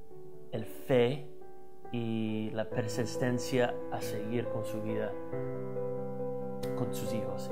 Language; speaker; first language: Spanish; non-native, fluent; English